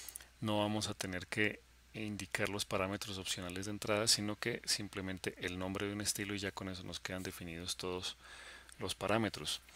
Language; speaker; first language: Spanish; native; Spanish